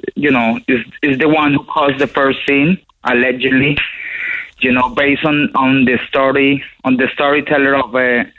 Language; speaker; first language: English; non-native, fluent; Spanish